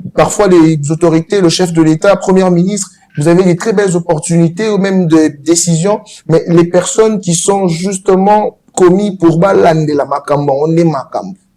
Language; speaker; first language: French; non-native, local second language; Lingala